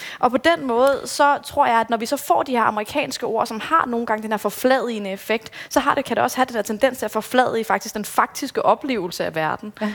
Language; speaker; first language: Danish; native; Danish